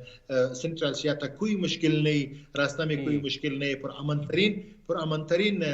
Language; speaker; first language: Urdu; non-native, learner; Pashto